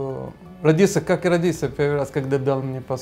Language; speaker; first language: Russian; non-native, learner; Arabic